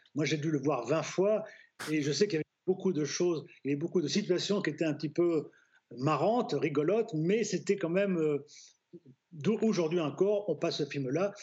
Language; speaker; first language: French; native; French